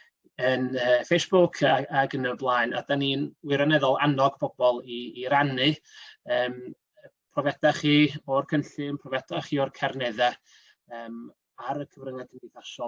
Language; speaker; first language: Welsh; native; Welsh